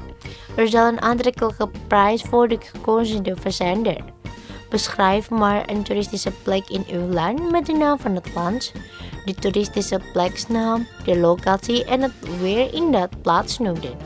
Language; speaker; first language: Dutch; non-native, learner; Indonesian